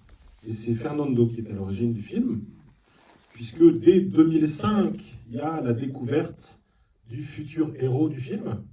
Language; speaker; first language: French; native; French